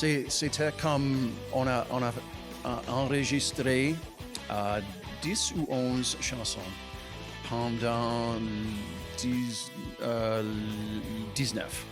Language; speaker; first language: French; non-native, local second language; English